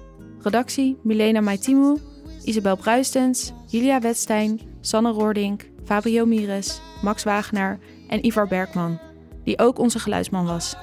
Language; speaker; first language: Dutch; native; Dutch